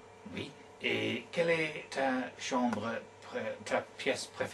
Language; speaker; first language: French; non-native, fluent; English